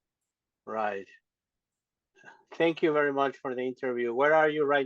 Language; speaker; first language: English; non-native, learner; Spanish